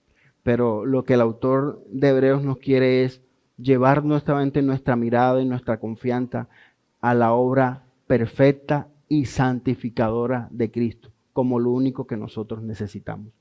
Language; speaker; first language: Spanish; native; Spanish